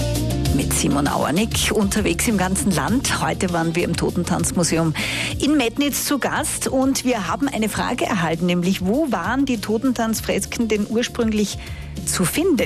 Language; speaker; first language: German; native; German